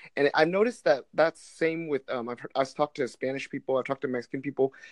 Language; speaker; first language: English; non-native, fluent; Vietnamese